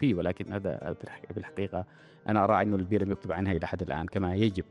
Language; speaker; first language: Arabic; non-native, local second language; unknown